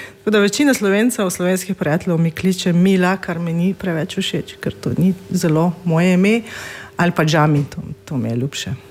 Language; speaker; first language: Slovenian; non-native, fluent; Russian